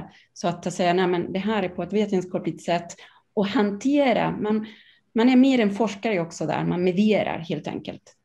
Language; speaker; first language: Swedish; non-native, fluent; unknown